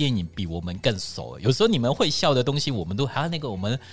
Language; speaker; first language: Chinese; non-native, local second language; Cantonese